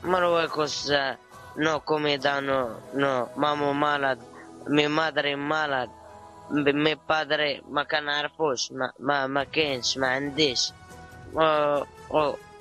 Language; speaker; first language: Spanish; non-native, learner; Arabic